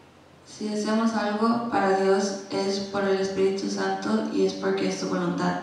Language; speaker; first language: Spanish; non-native, learner; English